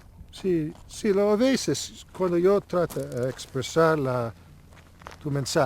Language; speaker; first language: Spanish; non-native, learner; English